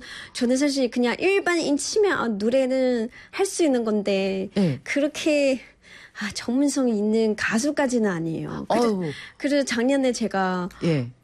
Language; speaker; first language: Korean; non-native, fluent; Chinese